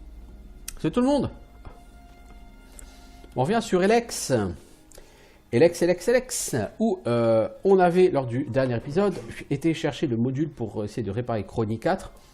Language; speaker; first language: French; native; French